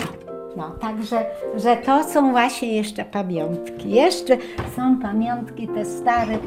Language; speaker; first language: Polish; native; Polish